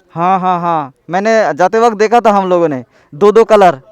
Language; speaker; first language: Hindi; non-native, local second language; Bangla